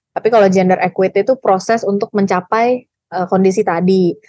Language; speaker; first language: Indonesian; native; Indonesian